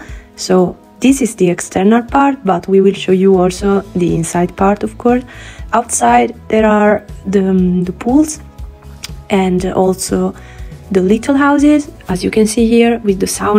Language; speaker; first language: English; non-native, fluent; Italian